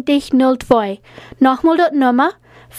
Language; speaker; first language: German; non-native, learner; Plautdietsch